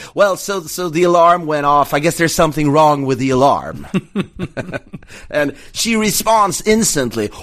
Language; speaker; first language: English; non-native, fluent; Swedish